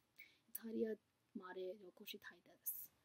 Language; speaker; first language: Japanese; non-native, learner; English